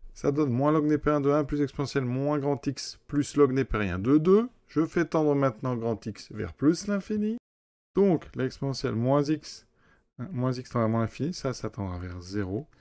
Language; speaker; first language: French; native; French